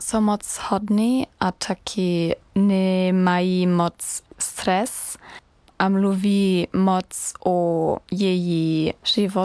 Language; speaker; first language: Czech; non-native, learner; German